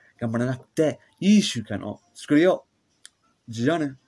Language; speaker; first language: Japanese; non-native, learner; English